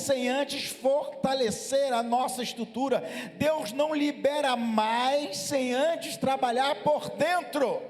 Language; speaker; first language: Portuguese; native; Portuguese